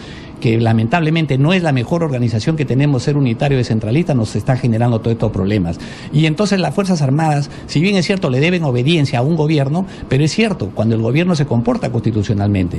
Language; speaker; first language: Spanish; native; Spanish